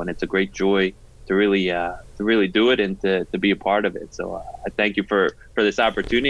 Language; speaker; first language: English; native; English